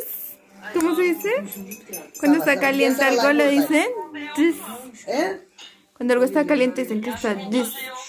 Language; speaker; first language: Spanish; native; Spanish